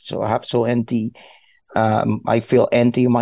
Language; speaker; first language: English; non-native, fluent; Spanish